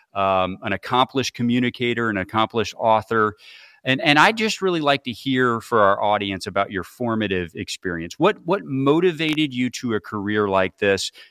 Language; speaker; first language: English; native; English